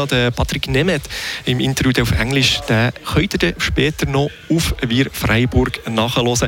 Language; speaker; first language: German; native; German